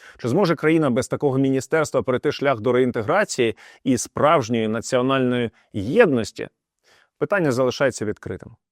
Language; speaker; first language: Ukrainian; native; Ukrainian